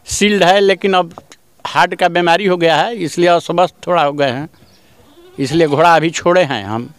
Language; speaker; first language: Hindi; native; Hindi